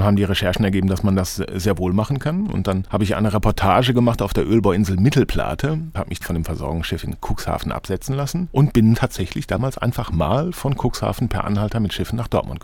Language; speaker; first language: German; native; German